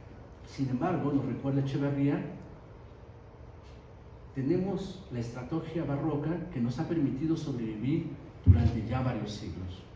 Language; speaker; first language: Spanish; native; Spanish